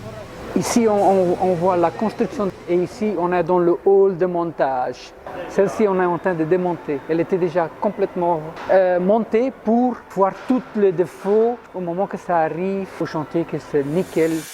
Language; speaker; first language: French; non-native, local second language; Dutch